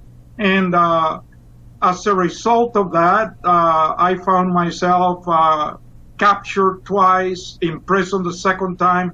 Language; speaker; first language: English; non-native, fluent; Spanish